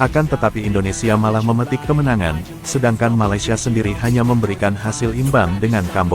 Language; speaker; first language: Indonesian; native; Indonesian